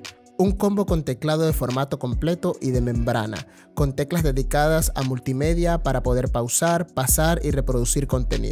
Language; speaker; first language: Spanish; native; Spanish